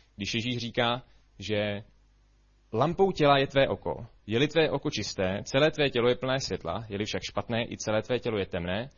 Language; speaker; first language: Czech; native; Czech